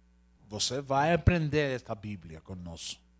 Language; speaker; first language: Portuguese; non-native, learner; Spanish